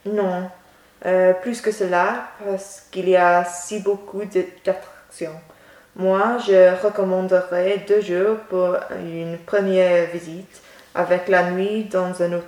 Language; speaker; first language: French; non-native, learner; English